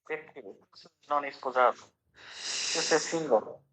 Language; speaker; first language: Italian; non-native, learner; Bangla